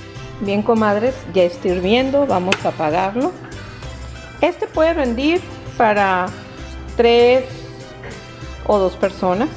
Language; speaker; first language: Spanish; native; Spanish